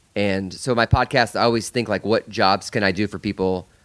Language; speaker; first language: English; native; English